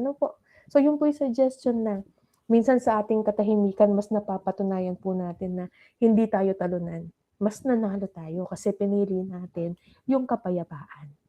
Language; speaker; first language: Filipino; non-native, local second language; Pampanga